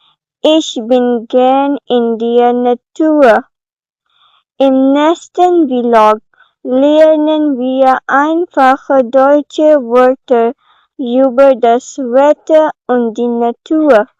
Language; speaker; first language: German; non-native, learner; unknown